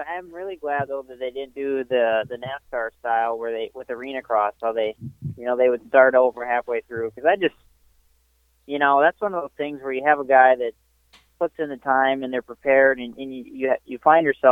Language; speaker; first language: English; native; English